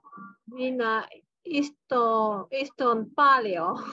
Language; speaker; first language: Finnish; non-native, learner; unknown